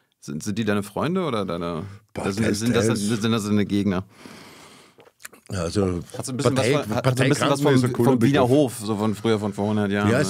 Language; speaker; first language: German; native; German